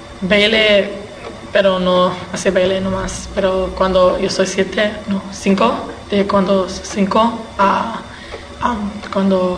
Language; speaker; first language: Spanish; early bilingual, heritage; English